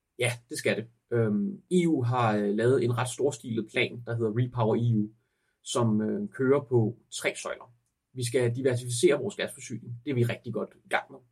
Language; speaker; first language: Danish; native; Danish